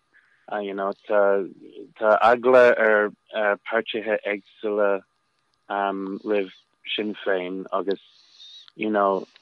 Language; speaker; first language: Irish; non-native, local second language; English